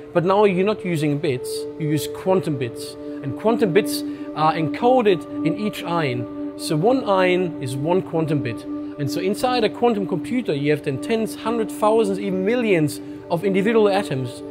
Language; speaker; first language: English; non-native, fluent; German